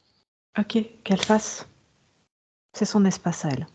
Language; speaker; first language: French; native; French